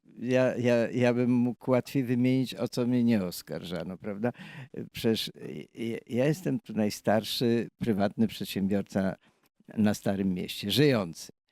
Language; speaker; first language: Polish; native; Polish